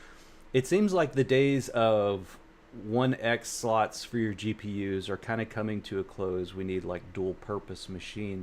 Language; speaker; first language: English; native; English